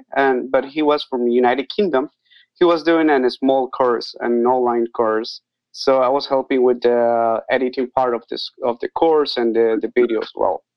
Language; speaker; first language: English; non-native, learner; Spanish